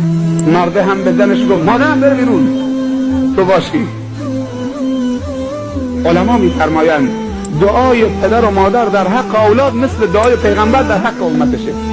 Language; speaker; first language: Persian; native; Persian